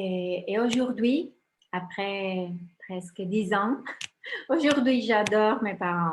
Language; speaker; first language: French; non-native, fluent; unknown